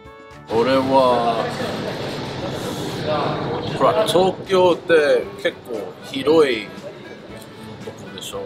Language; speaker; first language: Japanese; early bilingual, heritage; English